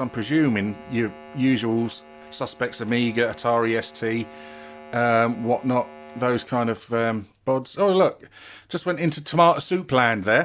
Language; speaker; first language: English; native; English